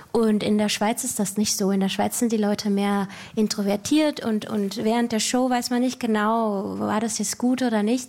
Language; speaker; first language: German; native; German